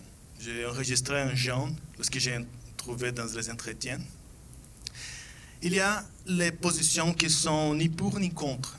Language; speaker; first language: French; non-native, fluent; Portuguese